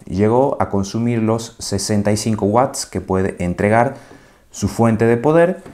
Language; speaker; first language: Spanish; native; Spanish